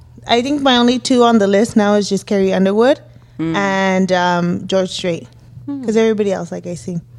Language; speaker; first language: English; early bilingual, other home language; Spanish